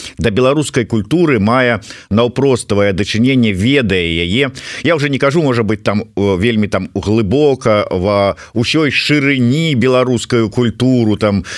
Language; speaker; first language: Belarusian; non-native, local second language; Russian